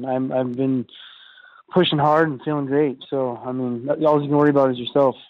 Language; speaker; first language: English; native; English